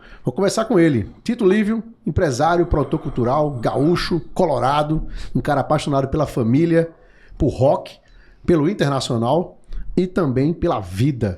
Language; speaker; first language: Portuguese; native; Portuguese